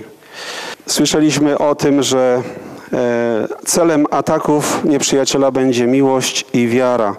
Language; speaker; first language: Polish; native; Polish